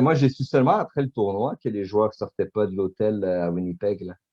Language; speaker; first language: French; native; French